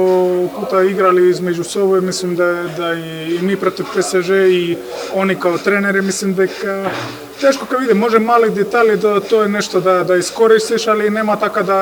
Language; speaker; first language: Macedonian; non-native, fluent; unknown